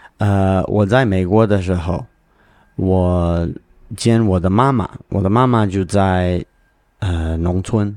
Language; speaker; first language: Chinese; non-native, learner; English